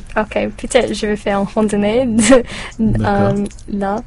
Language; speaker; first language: French; non-native, learner; English